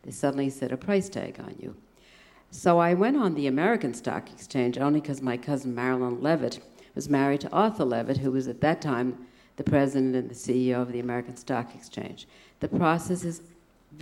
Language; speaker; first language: English; early bilingual, other home language; German